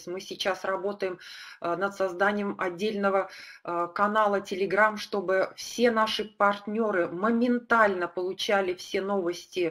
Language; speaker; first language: Russian; native; Russian